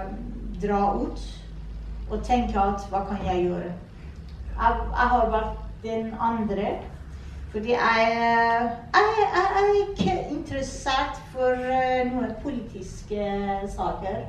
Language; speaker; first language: Norwegian; non-native, fluent; Persian